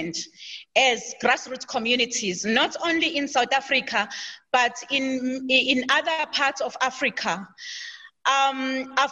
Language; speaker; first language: English; non-native, local second language; Zulu